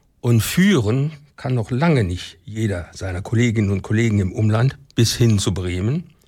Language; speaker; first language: German; native; German